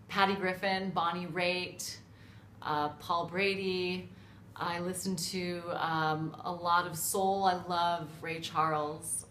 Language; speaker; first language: English; native; English